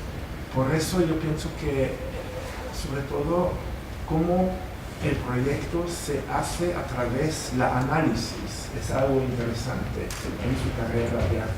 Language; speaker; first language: Spanish; non-native, fluent; German